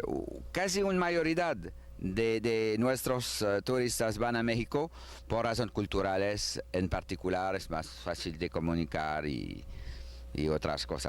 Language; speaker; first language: Spanish; non-native, learner; French